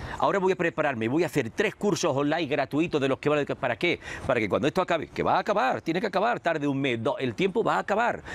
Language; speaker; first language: Spanish; native; Spanish